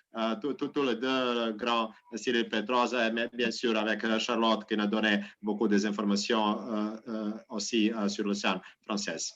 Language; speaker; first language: French; non-native, learner; Serbian